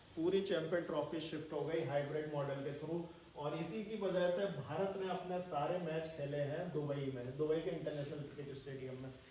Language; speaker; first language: Hindi; native; Hindi